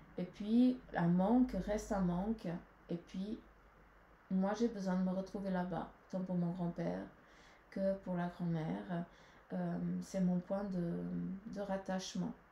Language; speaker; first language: French; native; French